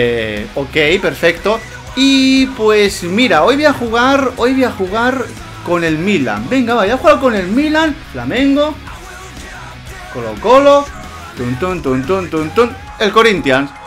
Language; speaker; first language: Spanish; native; Spanish